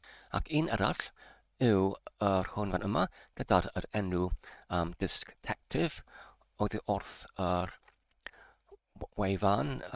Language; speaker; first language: Welsh; non-native, learner; English